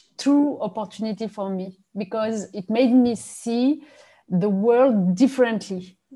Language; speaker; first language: English; non-native, fluent; French